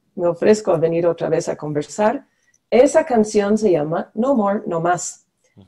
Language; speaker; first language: Spanish; non-native, fluent; English